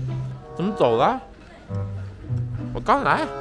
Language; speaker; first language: Chinese; early bilingual, heritage; Chinese